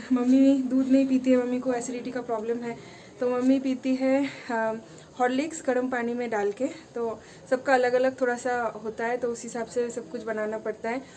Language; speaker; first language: Hindi; non-native, local second language; Bangla